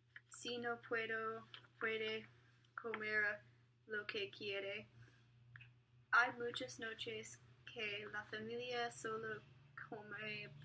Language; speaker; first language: Spanish; non-native, learner; English